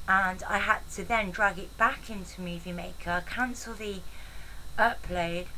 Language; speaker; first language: English; native; English